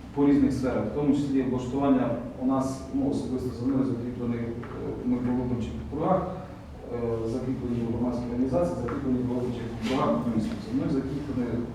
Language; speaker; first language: Ukrainian; native; Ukrainian